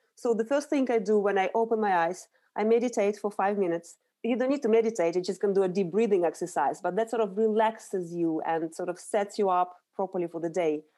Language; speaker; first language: English; non-native, fluent; Russian